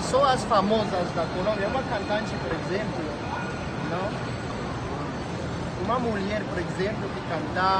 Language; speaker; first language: Portuguese; non-native, learner; French